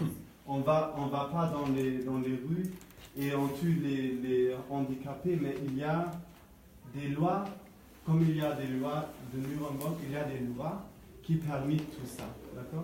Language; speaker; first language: French; non-native, fluent; German